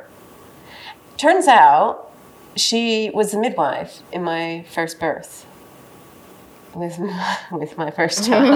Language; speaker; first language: English; native; English